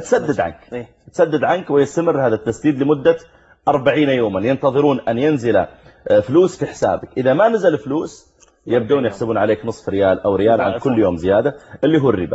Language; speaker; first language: Arabic; native; Arabic